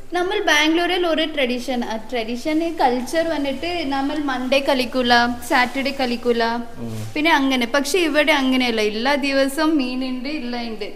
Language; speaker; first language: Malayalam; non-native, learner; Tamil